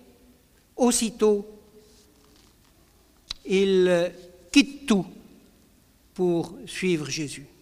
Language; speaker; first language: French; native; French